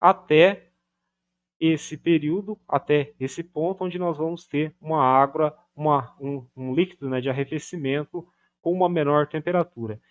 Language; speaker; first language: Portuguese; native; Portuguese